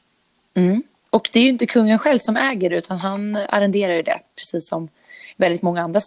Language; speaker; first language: Swedish; native; Swedish